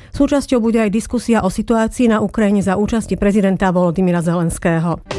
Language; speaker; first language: Slovak; native; Slovak